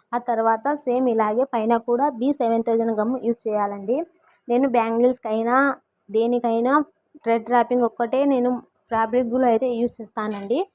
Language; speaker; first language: Telugu; non-native, local second language; Urdu